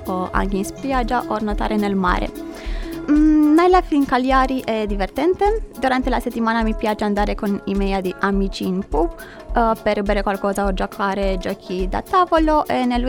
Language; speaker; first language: Italian; non-native, fluent; Romanian